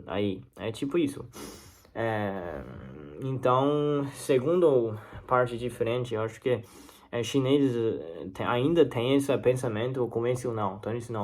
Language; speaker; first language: Portuguese; non-native, learner; Chinese